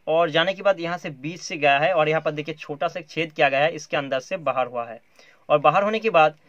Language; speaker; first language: Hindi; non-native, local second language; Bangla